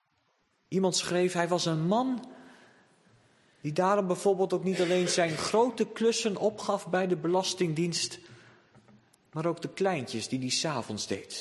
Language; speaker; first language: Dutch; native; Dutch